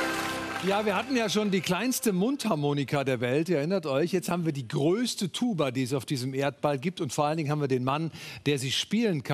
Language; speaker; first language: German; native; German